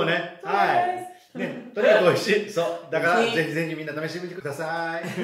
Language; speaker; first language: Japanese; native; Japanese